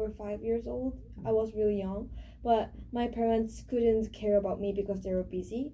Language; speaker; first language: English; non-native, learner; Korean